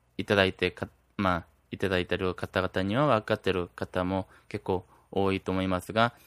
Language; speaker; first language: Japanese; non-native, fluent; Korean